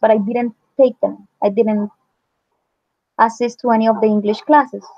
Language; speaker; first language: English; non-native, fluent; Spanish